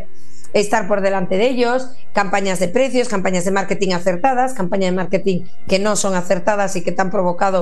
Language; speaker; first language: Spanish; native; Spanish